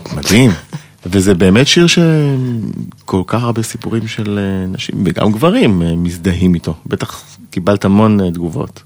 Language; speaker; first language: Hebrew; native; Hebrew